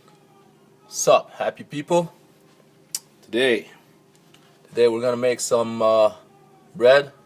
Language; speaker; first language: English; non-native, local second language; French